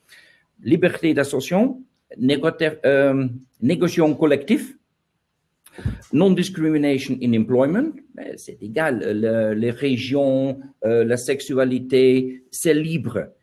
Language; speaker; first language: French; non-native, learner; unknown